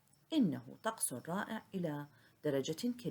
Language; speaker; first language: Arabic; native; Arabic